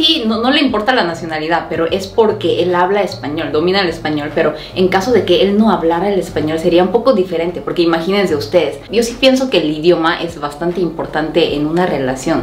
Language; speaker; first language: Spanish; non-native, fluent; Korean